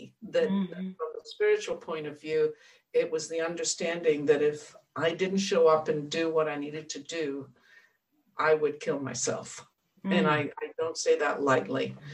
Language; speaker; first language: English; native; English